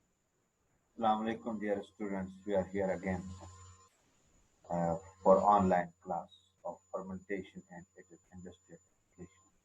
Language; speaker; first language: English; non-native, local second language; Urdu